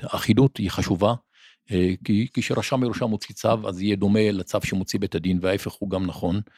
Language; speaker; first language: Hebrew; non-native, local second language; Arabic